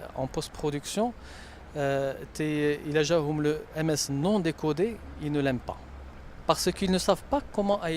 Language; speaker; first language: French; non-native, local second language; Arabic